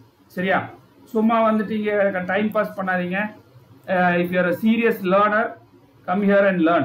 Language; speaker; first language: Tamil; native; Tamil